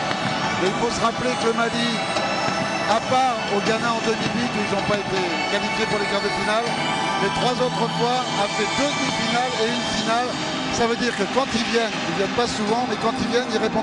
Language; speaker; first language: French; native; French